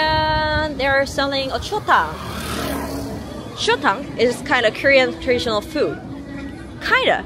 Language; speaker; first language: English; non-native, learner; Korean